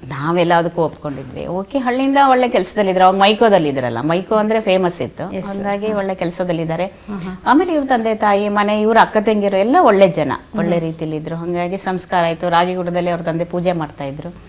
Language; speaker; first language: Kannada; native; Kannada